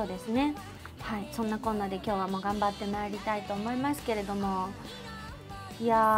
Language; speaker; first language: Japanese; native; Japanese